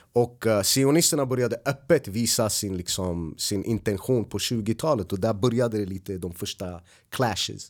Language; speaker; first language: Swedish; early bilingual, other home language; Arabic